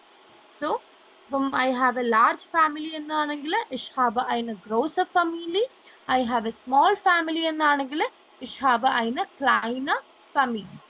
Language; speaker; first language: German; non-native, learner; Malayalam